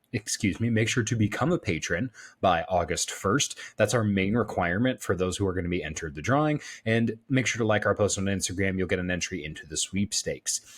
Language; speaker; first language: English; native; English